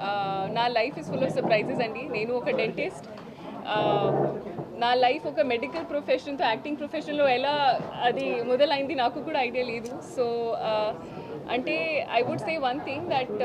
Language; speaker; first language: Telugu; non-native, local second language; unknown